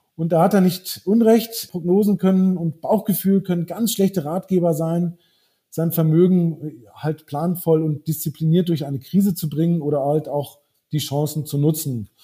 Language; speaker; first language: German; early bilingual, heritage; German